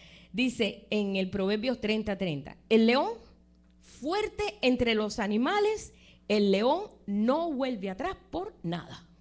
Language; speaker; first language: Spanish; native; Spanish